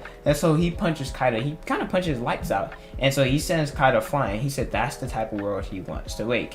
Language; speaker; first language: English; native; English